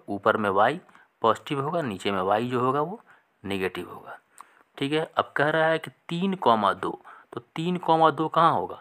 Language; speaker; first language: Hindi; native; Hindi